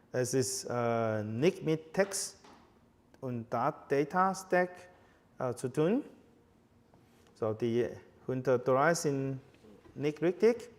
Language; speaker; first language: German; non-native, fluent; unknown